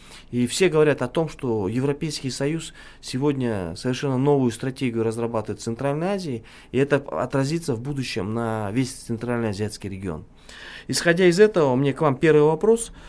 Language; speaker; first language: Russian; non-native, local second language; Kyrgyz